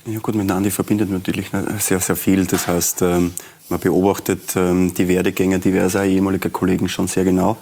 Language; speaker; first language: German; native; German